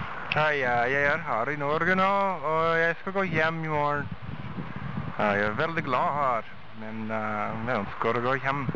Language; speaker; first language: Norwegian; non-native, learner; English